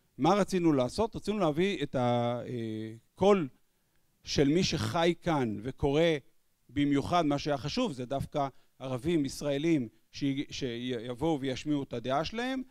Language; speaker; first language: Hebrew; native; Hebrew